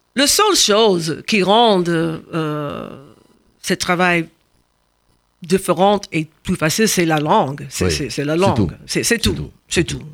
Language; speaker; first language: French; non-native, fluent; English